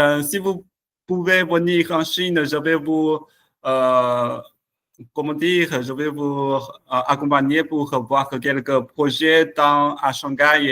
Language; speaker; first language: French; non-native, learner; Chinese